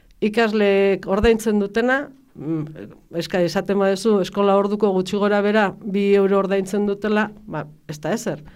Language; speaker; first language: Basque; native; Basque